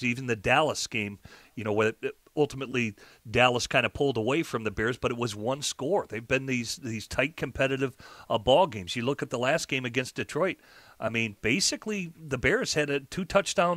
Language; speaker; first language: English; native; English